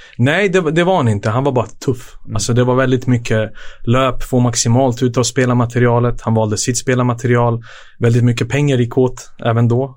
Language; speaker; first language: Swedish; early bilingual, other home language; Serbian